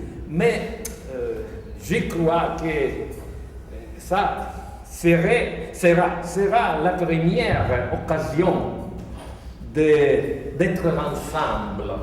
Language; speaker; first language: French; non-native, fluent; Italian